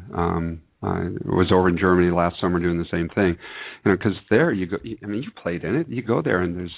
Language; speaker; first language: English; native; English